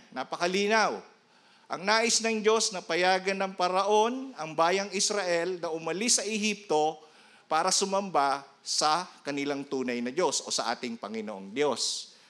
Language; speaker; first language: Filipino; non-native, local second language; Bikol